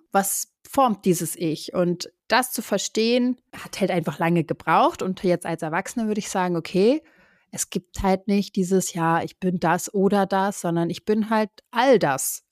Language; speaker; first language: German; native; German